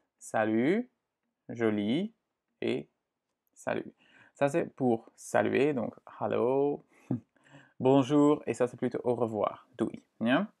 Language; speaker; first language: French; non-native, fluent; Dutch